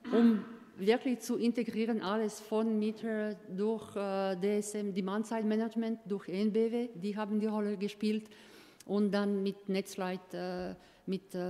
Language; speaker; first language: German; non-native, fluent; Croatian